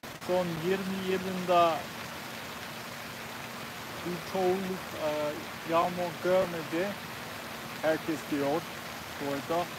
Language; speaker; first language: Turkish; non-native, learner; English